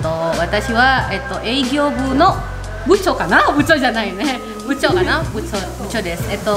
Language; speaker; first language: Japanese; non-native, learner; Indonesian